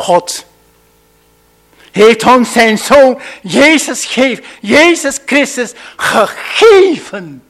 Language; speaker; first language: Dutch; non-native, fluent; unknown